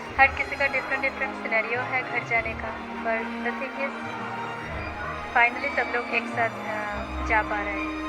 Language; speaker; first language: Hindi; non-native, local second language; Bangla